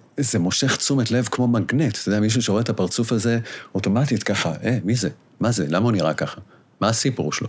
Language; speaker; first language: Hebrew; native; Hebrew